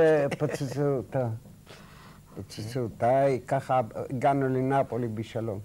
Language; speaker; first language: Hebrew; non-native, fluent; Arabic